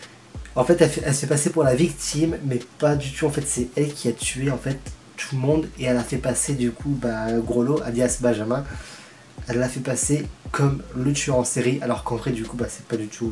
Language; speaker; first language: French; native; French